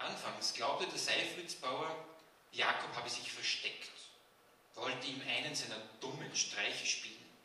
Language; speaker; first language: German; native; German